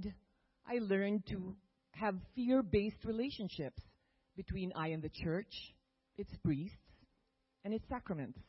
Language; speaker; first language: English; non-native, local second language; Filipino